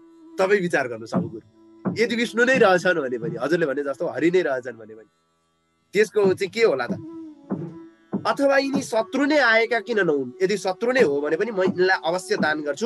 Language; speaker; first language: Nepali; native; Nepali